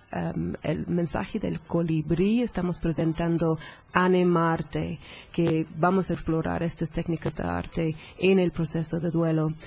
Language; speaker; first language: Spanish; non-native, fluent; English